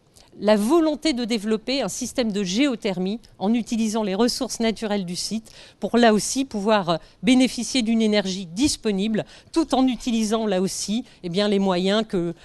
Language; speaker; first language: French; native; French